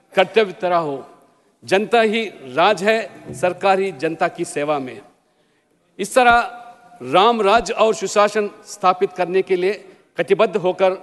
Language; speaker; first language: Hindi; non-native, local second language; Telugu